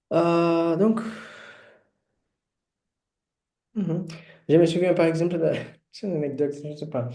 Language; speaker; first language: French; non-native, learner; Portuguese